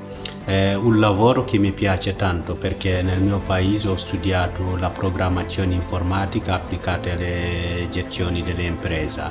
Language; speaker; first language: Italian; non-native, fluent; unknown